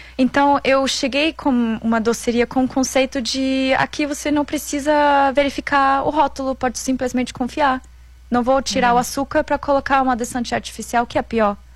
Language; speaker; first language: Portuguese; non-native, fluent; German